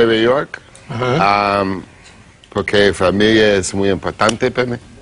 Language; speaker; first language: Spanish; non-native, learner; English